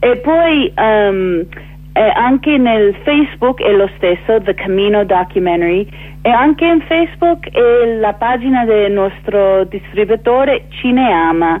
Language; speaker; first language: Italian; non-native, fluent; English